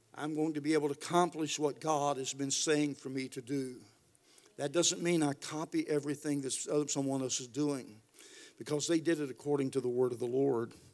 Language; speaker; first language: English; native; English